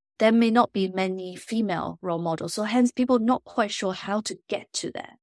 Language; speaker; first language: English; non-native, local second language; Chinese